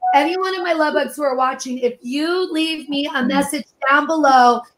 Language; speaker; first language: English; early bilingual, other home language; Spanish